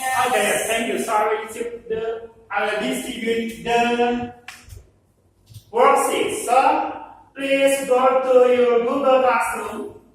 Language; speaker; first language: English; non-native, learner; Indonesian